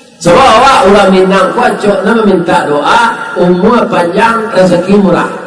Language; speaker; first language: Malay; non-native, local second language; Minangkabau